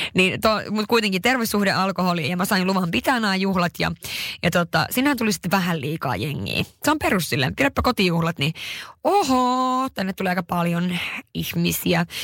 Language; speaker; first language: Finnish; early bilingual, heritage; Finnish